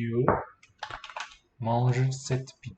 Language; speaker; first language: French; non-native, fluent; English